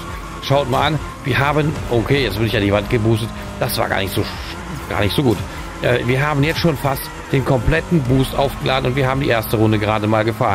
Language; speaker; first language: German; native; German